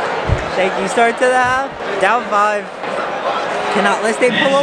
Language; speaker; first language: English; native; English